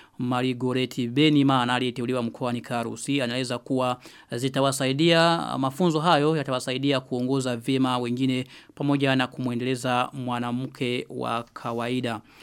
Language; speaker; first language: Swahili; non-native, local second language; Rundi